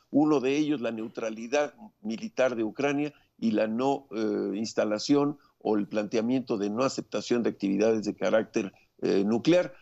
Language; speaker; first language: Spanish; native; Spanish